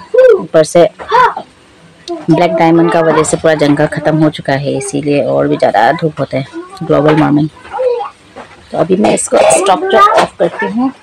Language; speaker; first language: Hindi; non-native, local second language; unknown